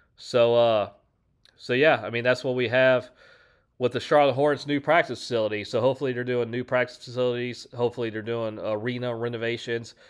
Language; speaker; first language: English; native; English